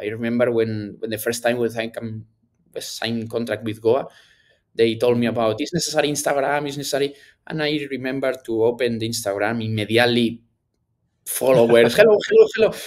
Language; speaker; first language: English; non-native, learner; Spanish